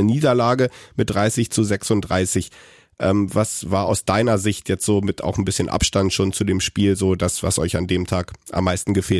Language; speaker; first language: German; native; German